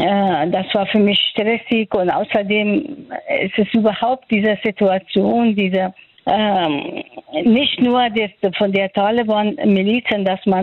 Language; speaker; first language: German; non-native, fluent; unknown